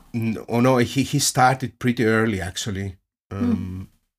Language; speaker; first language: English; non-native, fluent; Greek